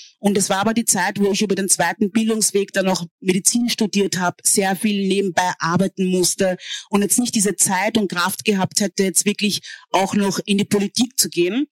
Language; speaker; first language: German; early bilingual, other home language; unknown